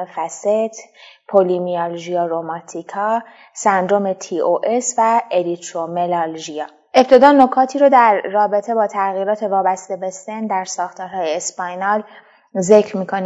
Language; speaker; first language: Persian; native; Persian